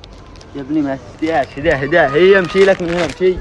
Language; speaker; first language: Arabic; native; Arabic